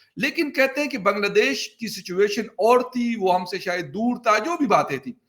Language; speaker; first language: Urdu; non-native, local second language; Pashto